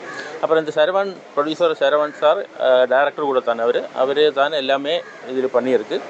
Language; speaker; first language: Tamil; non-native, fluent; Malayalam